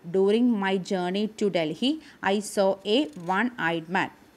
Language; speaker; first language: English; non-native, local second language; Malayalam